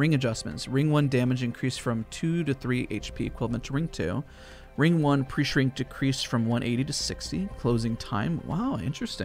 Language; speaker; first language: English; native; English